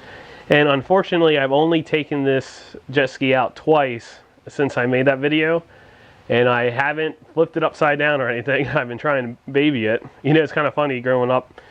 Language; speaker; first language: English; native; English